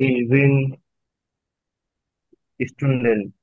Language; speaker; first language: German; non-native, learner; Bangla